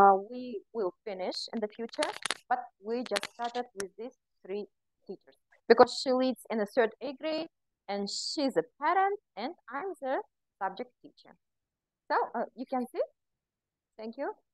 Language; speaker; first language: English; non-native, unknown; Kazakh